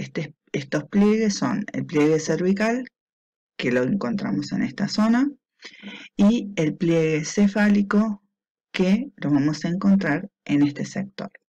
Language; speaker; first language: Spanish; native; Spanish